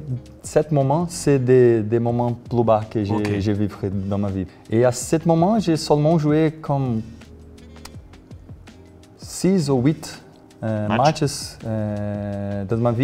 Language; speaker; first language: French; non-native, learner; Portuguese